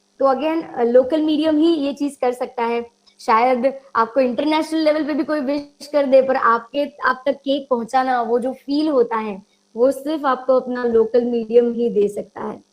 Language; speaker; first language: Hindi; non-native, local second language; Gujarati